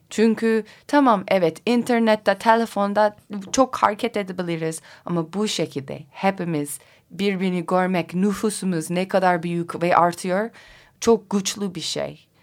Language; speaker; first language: Turkish; non-native, learner; English